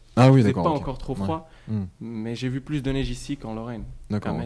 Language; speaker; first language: French; non-native, local second language; Arabic